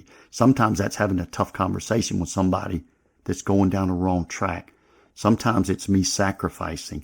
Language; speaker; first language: English; native; English